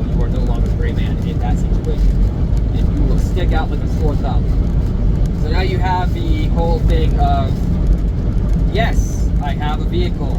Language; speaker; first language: English; native; English